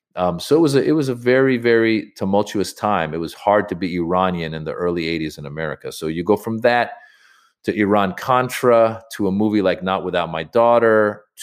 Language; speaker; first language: English; native; English